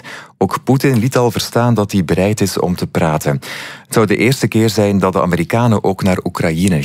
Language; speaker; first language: Dutch; native; Dutch